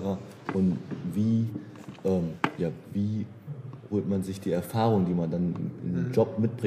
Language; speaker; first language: German; native; German